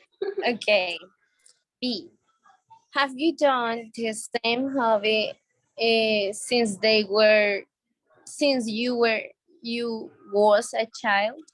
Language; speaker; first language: English; non-native, learner; Spanish